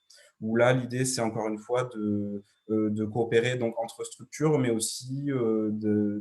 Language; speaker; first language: French; native; French